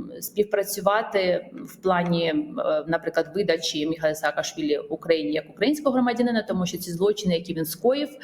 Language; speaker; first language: Ukrainian; non-native, fluent; Georgian